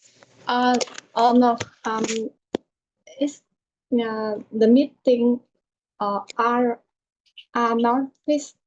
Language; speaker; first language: English; non-native, learner; Vietnamese